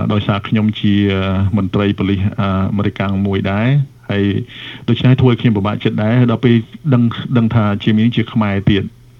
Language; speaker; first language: Khmer; early bilingual, other home language; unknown